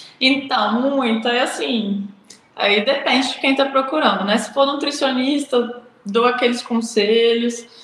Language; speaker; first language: Portuguese; native; Portuguese